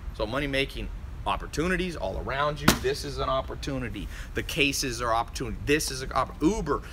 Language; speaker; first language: English; native; English